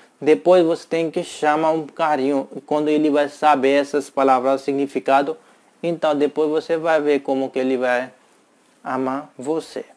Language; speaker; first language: Portuguese; non-native, learner; Hindi